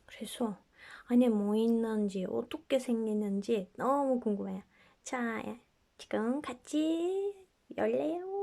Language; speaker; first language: Korean; non-native, fluent; Turkish